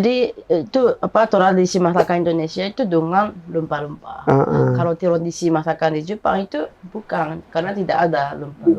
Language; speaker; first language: Indonesian; non-native, fluent; Japanese